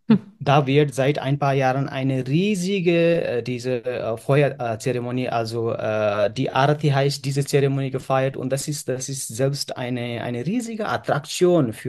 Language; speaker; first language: German; non-native, fluent; Nepali